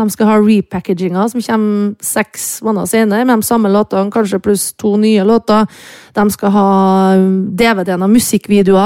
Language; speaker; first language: Norwegian; native; Norwegian